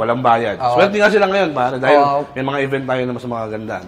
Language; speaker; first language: Filipino; native; Filipino